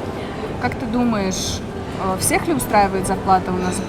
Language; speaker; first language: Russian; native; Russian